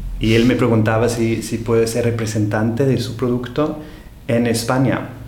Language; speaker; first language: Spanish; non-native, fluent; German